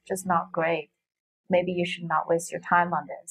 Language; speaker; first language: English; non-native, fluent; Chinese